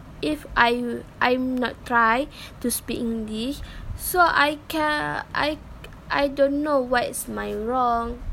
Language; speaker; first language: English; non-native, learner; Malay